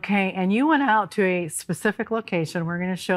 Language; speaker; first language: English; native; English